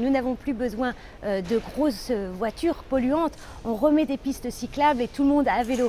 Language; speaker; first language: French; native; French